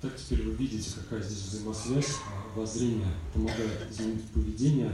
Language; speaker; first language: Russian; native; Russian